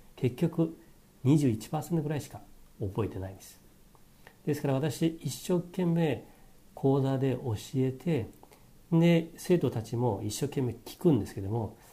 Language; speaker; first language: Japanese; non-native, fluent; Chinese